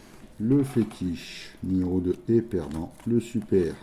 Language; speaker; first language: French; native; French